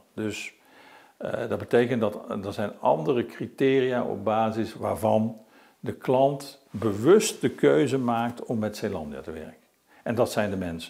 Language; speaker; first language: Dutch; native; Dutch